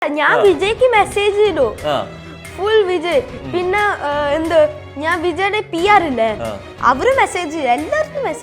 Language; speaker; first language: Malayalam; early bilingual, heritage; Malayalam